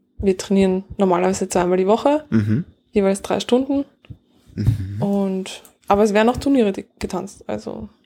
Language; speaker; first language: German; native; German